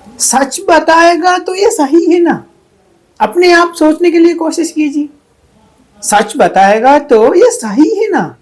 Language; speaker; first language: Hindi; non-native, fluent; Sinhala